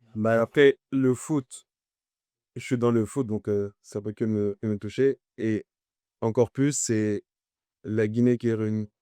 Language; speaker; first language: French; early bilingual, other home language; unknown